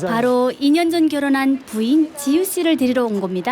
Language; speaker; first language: Korean; native; Korean